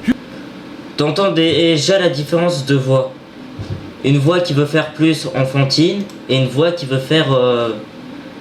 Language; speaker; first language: French; native; French